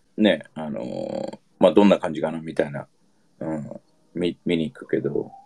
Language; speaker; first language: Japanese; early bilingual, heritage; Japanese